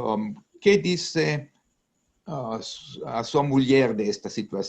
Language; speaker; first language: Portuguese; non-native, learner; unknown